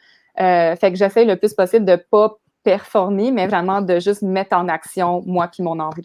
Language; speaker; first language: French; native; French